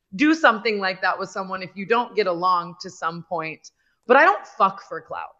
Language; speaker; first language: English; native; English